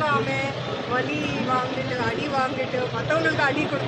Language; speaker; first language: Tamil; non-native, local second language; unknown